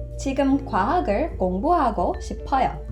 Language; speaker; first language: Korean; non-native, fluent; English